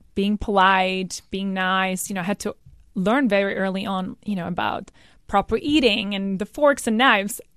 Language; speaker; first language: English; non-native, fluent; Czech